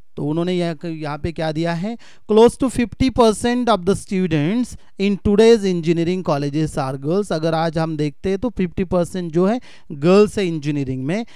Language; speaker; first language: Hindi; non-native, local second language; Marathi